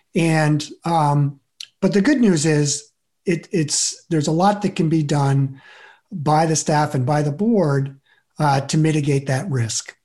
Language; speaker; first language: English; native; English